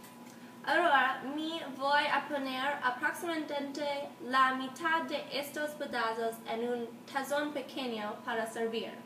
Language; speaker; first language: Spanish; non-native, learner; English